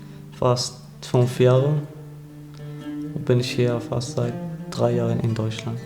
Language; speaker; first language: German; non-native, learner; Arabic